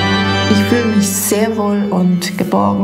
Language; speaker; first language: German; non-native, learner; Korean